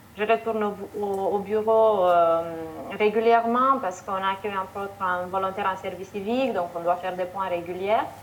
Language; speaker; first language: French; non-native, fluent; Romanian